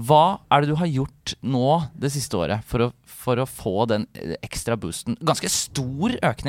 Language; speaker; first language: Norwegian; native; Norwegian